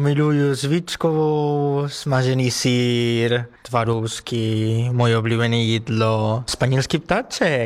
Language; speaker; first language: Czech; non-native, learner; Spanish